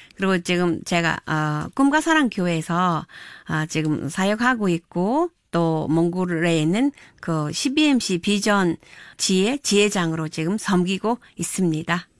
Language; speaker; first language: Korean; non-native, fluent; Mongolian